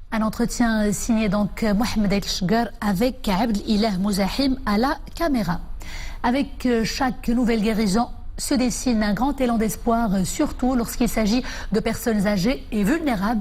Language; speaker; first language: French; non-native, local second language; Arabic